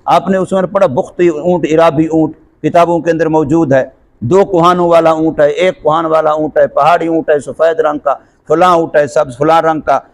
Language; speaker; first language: Urdu; non-native, local second language; Saraiki